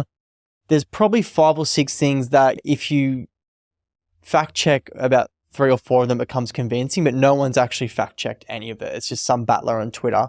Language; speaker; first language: English; native; English